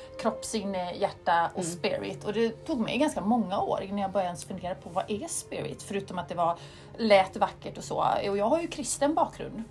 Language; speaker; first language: Swedish; native; Swedish